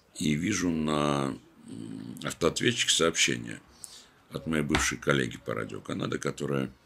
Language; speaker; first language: Russian; native; Russian